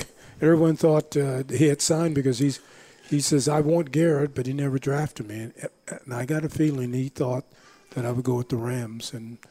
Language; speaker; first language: English; native; English